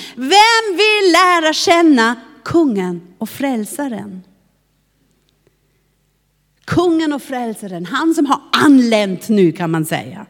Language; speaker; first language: Swedish; non-native, fluent; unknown